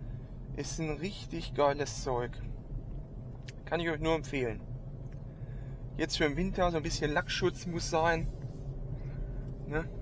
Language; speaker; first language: German; native; German